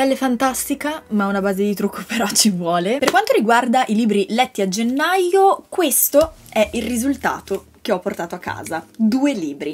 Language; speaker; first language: Italian; native; Italian